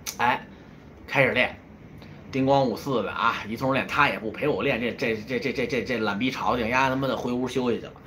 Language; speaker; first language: Chinese; native; Chinese